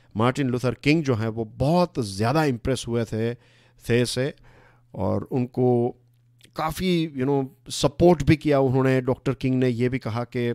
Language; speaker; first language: Hindi; non-native, local second language; Gujarati